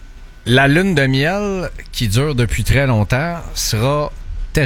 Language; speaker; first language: French; native; French